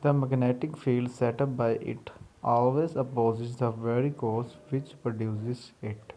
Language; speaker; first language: English; non-native, local second language; Punjabi